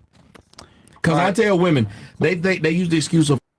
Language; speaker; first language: English; native; English